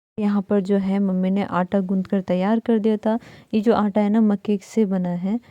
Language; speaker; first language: Hindi; native; Hindi